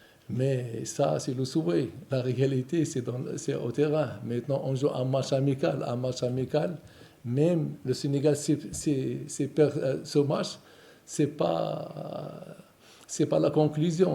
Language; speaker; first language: French; non-native, local second language; Arabic